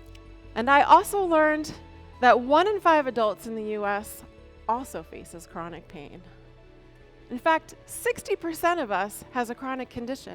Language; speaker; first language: English; native; English